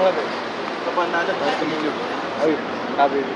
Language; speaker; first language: Arabic; non-native, learner; Bangla